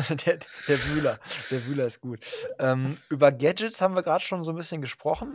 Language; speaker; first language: German; native; German